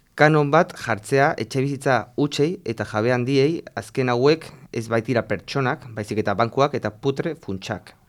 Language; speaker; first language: Basque; non-native, local second language; Spanish